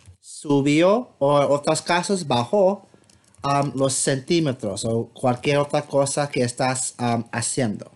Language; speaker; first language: Spanish; non-native, fluent; English